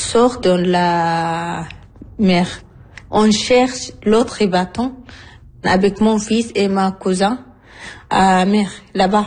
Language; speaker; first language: French; non-native, learner; Arabic